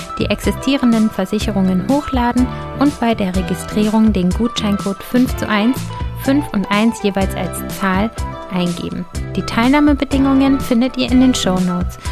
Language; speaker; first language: German; native; German